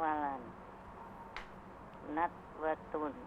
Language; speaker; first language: Arabic; non-native, learner; Indonesian